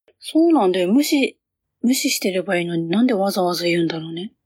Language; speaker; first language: Japanese; native; Japanese